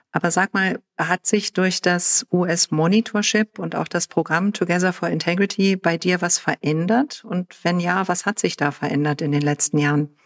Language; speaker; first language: German; native; German